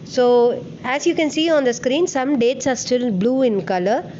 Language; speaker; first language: English; non-native, local second language; Tamil